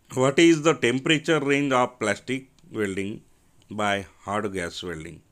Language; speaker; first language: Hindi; non-native, local second language; Marathi